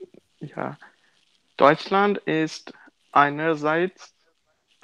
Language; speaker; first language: German; non-native, learner; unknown